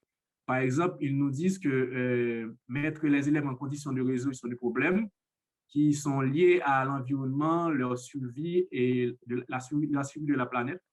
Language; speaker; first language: French; non-native, local second language; Haitian Creole